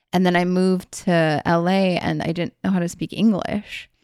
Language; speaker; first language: English; early bilingual, other home language; Hungarian